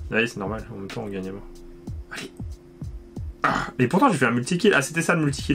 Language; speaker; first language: French; native; French